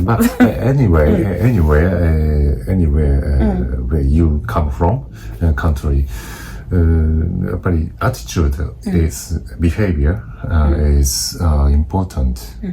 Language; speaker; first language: English; non-native, learner; Japanese